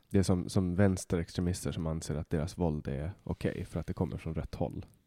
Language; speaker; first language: Swedish; native; Swedish